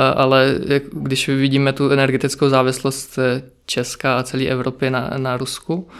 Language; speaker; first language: Czech; early bilingual, other home language; Ukrainian